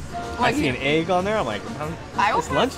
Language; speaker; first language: English; native; English